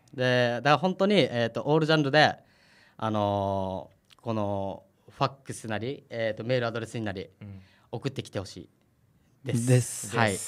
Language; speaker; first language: Japanese; native; Japanese